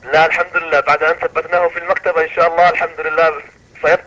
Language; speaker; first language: Arabic; native; Arabic